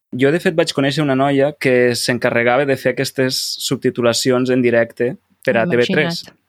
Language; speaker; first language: Catalan; native; Catalan